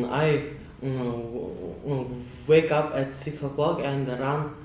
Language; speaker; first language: English; non-native, learner; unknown